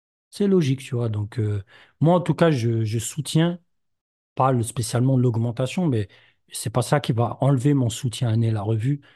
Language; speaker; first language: French; native; French